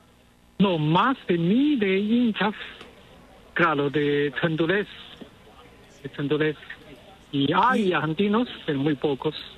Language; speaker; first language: Spanish; non-native, learner; Chinese